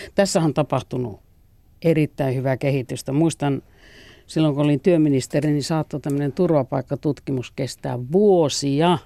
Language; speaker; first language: Finnish; native; Finnish